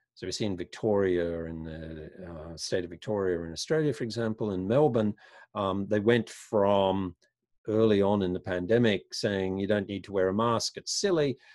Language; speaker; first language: English; native; English